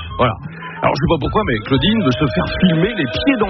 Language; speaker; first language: French; native; French